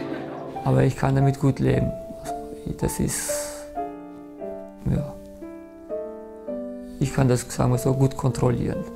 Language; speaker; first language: German; early bilingual, other home language; Kurdish